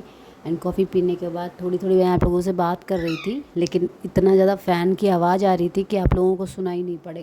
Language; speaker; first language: Hindi; native; Hindi